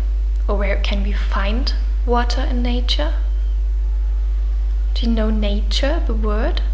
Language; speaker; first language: English; non-native, fluent; German